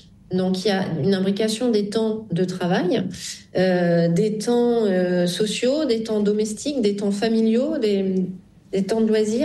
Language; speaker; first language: French; native; French